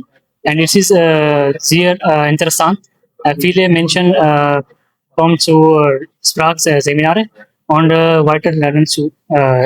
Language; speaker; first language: German; non-native, learner; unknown